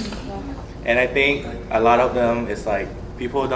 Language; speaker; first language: English; non-native, fluent; Thai